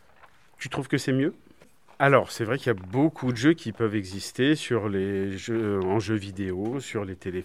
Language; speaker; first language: French; native; French